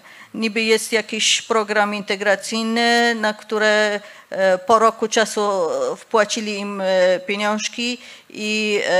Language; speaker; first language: Polish; non-native, fluent; Persian